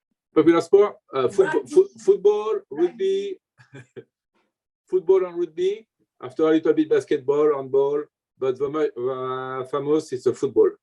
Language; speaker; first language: English; non-native, learner; French